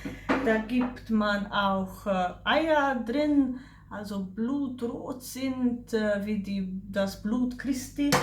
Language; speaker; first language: German; non-native, fluent; Slovenian